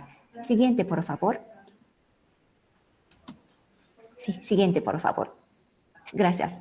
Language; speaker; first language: Spanish; non-native, fluent; Japanese